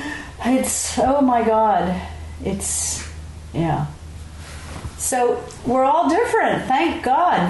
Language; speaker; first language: English; native; English